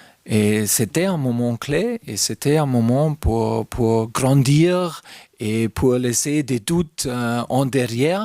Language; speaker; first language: French; non-native, fluent; German